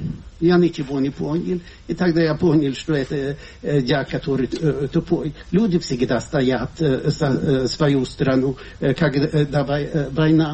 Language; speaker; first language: Russian; non-native, fluent; Swedish